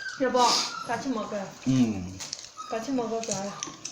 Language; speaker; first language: Korean; non-native, learner; Chinese